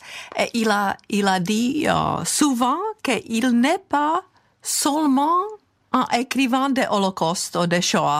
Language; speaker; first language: French; non-native, fluent; Czech